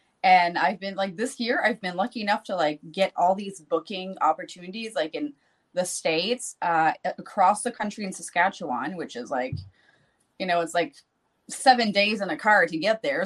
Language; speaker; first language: English; non-native, fluent; French